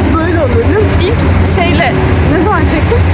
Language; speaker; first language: Turkish; native; Turkish